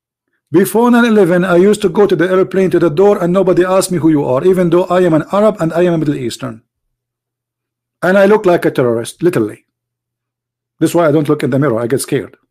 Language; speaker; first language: English; non-native, fluent; Arabic